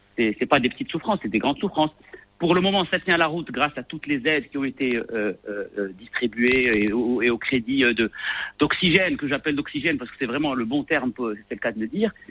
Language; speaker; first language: French; non-native, local second language; Arabic